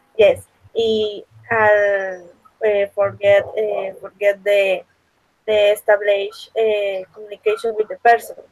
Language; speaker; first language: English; non-native, learner; Spanish